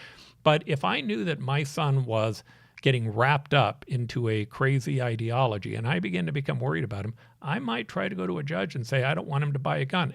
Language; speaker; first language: English; native; English